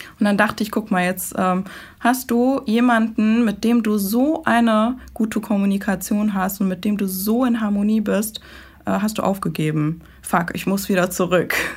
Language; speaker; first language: German; early bilingual, other home language; Persian